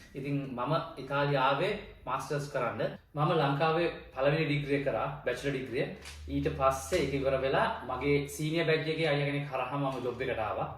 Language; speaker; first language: Sinhala; native; Sinhala